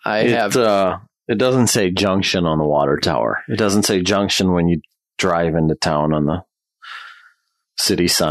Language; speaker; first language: English; native; English